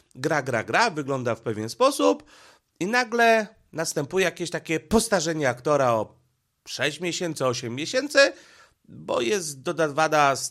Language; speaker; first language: Polish; native; Polish